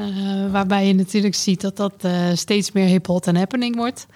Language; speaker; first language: Dutch; native; Dutch